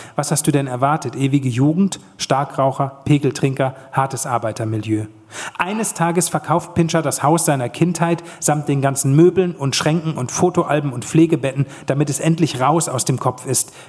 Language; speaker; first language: German; native; German